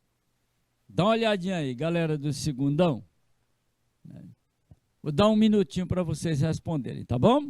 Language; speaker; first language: Portuguese; native; Portuguese